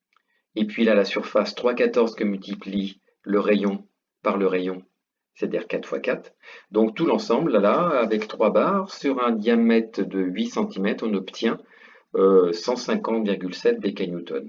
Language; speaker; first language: French; native; French